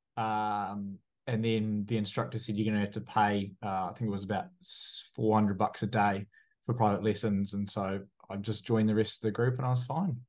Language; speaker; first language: English; native; English